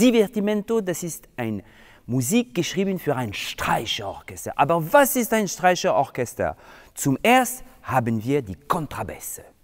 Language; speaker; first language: German; non-native, fluent; French